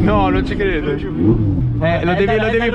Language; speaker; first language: Italian; native; Italian